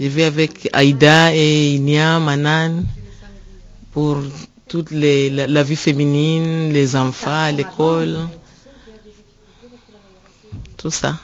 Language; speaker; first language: French; non-native, learner; Rundi